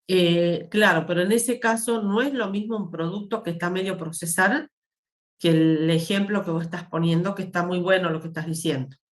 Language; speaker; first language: Spanish; native; Spanish